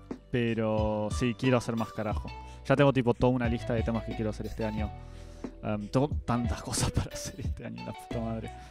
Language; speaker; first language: Spanish; native; Spanish